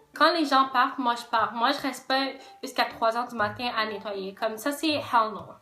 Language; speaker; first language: French; native; French